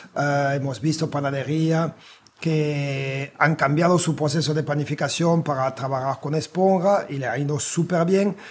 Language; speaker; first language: Spanish; non-native, fluent; French